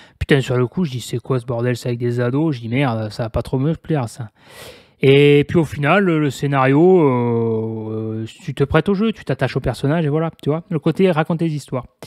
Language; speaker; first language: French; native; French